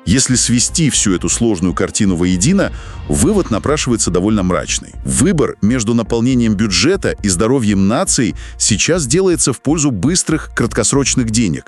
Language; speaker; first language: Russian; native; Russian